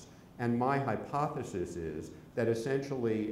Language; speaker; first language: English; native; English